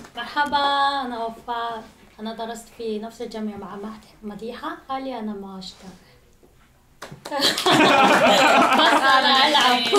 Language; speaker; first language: Arabic; non-native, fluent; Korean